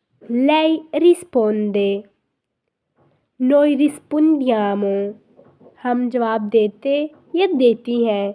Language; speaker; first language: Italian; non-native, fluent; Urdu